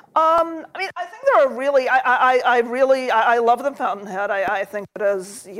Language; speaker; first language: English; early bilingual, other home language; Russian